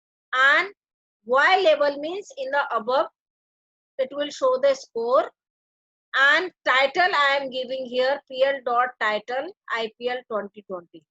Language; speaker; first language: English; non-native, local second language; Hindi